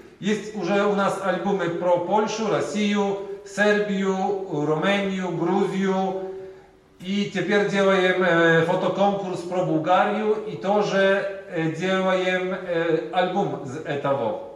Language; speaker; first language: Russian; non-native, learner; Polish